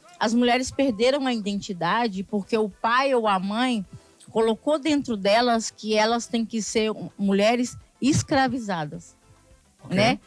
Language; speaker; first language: Portuguese; native; Portuguese